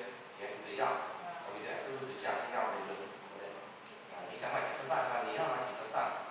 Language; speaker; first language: Chinese; non-native, fluent; Vietnamese